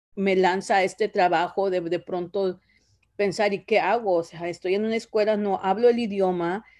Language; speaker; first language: Spanish; early bilingual, other home language; Zapotec